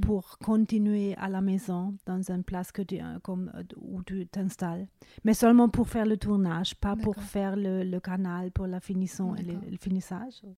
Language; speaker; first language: French; non-native, fluent; German